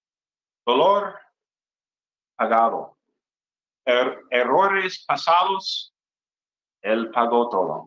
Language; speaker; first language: Spanish; non-native, fluent; English